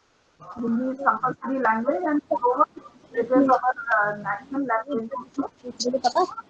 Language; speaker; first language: English; non-native, local second language; Hindi